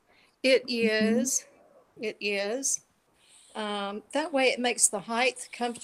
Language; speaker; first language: English; native; English